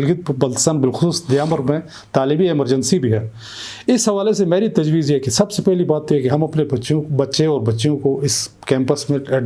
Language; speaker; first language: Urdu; non-native, local second language; Shina